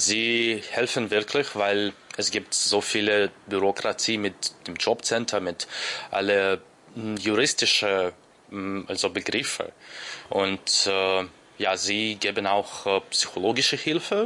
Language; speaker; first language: German; non-native, learner; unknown